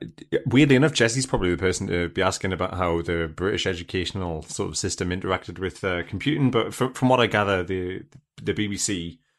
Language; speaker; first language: English; native; English